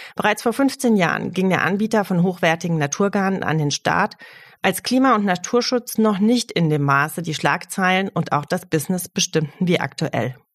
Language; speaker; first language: German; native; German